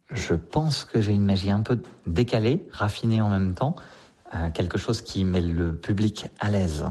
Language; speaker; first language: French; native; French